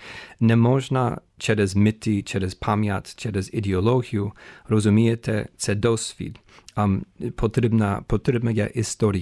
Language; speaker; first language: Ukrainian; non-native, fluent; English